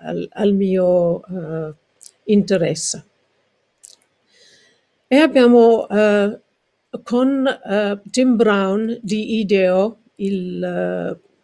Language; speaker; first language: Italian; non-native, learner; English